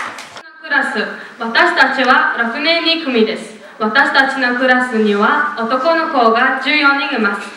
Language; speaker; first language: Japanese; non-native, learner; Mongolian